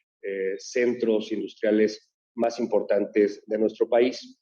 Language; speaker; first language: Spanish; native; Spanish